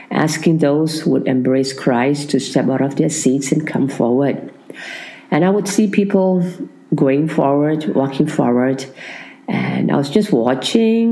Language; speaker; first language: English; non-native, local second language; Tamil